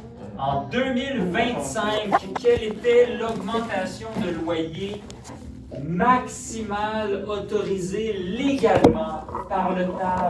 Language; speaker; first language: French; native; French